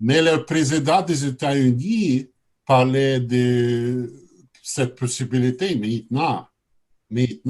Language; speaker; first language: French; non-native, learner; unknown